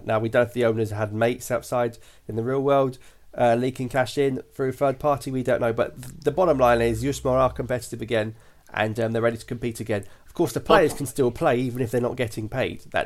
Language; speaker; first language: English; native; English